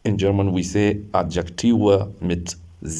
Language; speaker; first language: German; non-native, learner; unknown